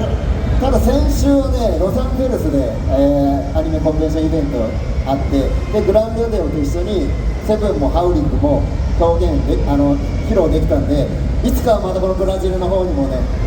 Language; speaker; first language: Japanese; native; Japanese